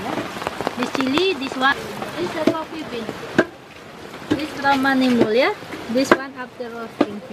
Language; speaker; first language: English; non-native, learner; Indonesian